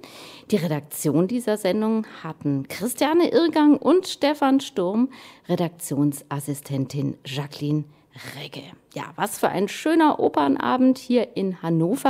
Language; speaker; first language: German; native; German